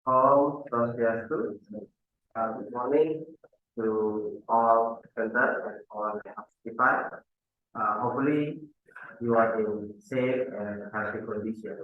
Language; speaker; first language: English; non-native, fluent; Indonesian